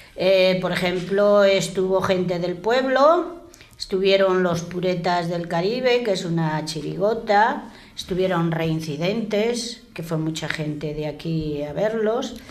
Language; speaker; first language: Spanish; native; Spanish